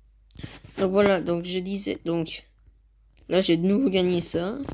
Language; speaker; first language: French; native; French